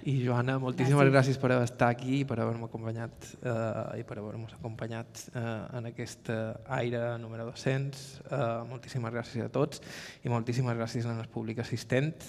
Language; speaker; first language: Catalan; native; Catalan